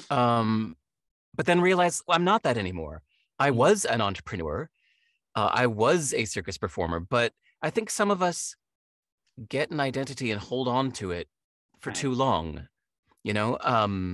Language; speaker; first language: English; native; English